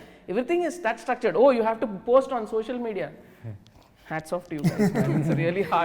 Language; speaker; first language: Telugu; native; Telugu